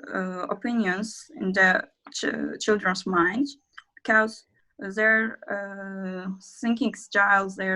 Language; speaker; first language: English; non-native, learner; Azerbaijani